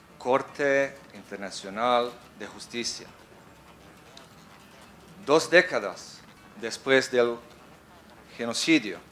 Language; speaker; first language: Spanish; non-native, fluent; Bosnian